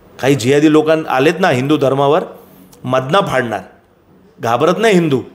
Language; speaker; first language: Marathi; non-native, local second language; Gujarati